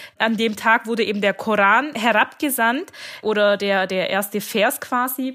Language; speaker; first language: German; early bilingual, other home language; Turkish